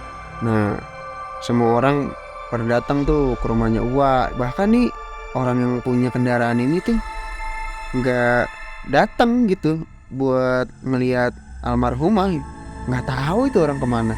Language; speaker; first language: Indonesian; native; Indonesian